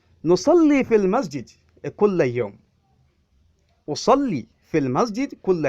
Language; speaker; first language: Arabic; non-native, fluent; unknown